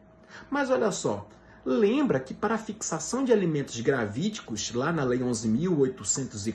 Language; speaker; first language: Portuguese; native; Portuguese